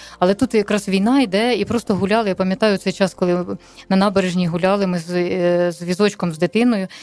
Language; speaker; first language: Ukrainian; non-native, local second language; Russian